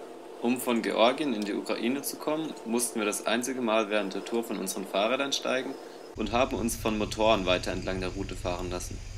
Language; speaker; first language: German; native; German